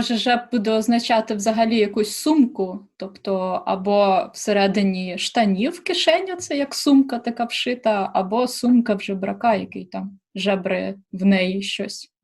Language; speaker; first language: Ukrainian; native; Ukrainian